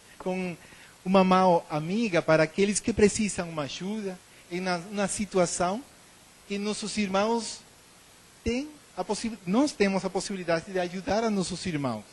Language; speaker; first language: Portuguese; non-native, learner; Spanish